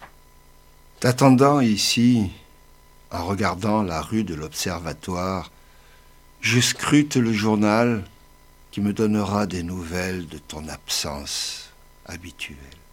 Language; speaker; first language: French; native; French